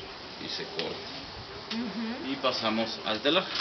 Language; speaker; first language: Spanish; native; Spanish